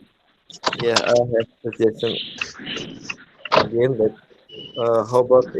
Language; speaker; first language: English; non-native, learner; Indonesian